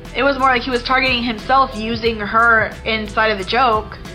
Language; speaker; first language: English; early bilingual, other home language; Spanish